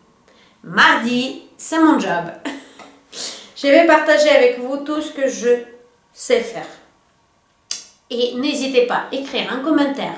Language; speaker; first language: French; non-native, fluent; Russian